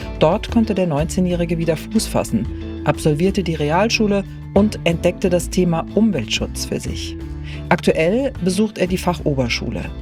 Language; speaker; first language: German; native; German